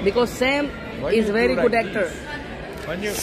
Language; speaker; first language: English; non-native, learner; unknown